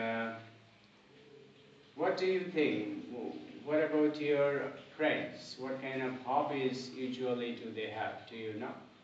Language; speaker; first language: English; non-native, local second language; Bangla